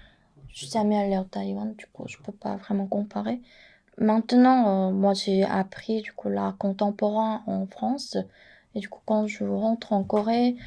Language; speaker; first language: French; non-native, fluent; Korean